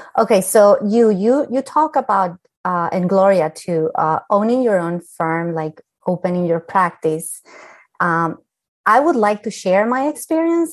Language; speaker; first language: English; non-native, fluent; Spanish